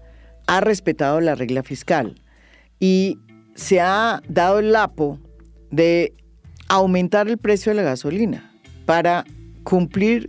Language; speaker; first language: Spanish; native; Spanish